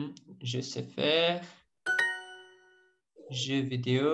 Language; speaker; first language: French; non-native, fluent; Russian